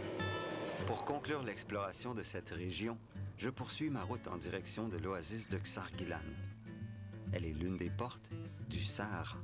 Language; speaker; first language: French; native; French